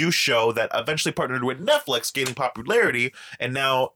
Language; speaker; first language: English; non-native, fluent; Spanish